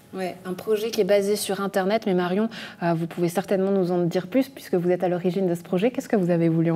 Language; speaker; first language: French; native; French